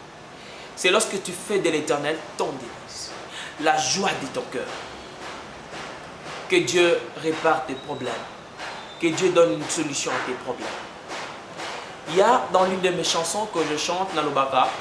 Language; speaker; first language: French; non-native, local second language; Lingala